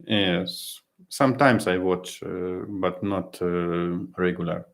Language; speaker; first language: English; non-native, learner; Ukrainian